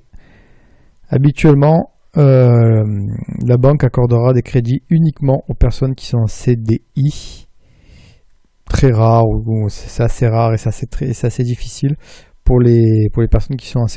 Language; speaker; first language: French; native; French